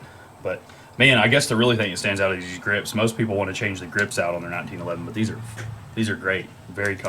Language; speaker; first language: English; native; English